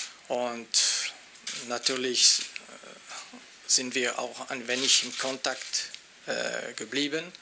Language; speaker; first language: German; non-native, local second language; French